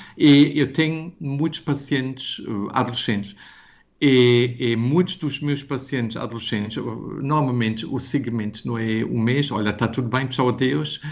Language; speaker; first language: Portuguese; non-native, fluent; German